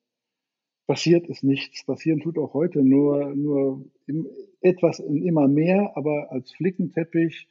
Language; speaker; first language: German; native; German